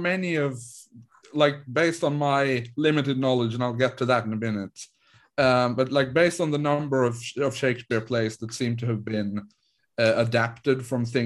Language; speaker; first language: English; non-native, fluent; Swedish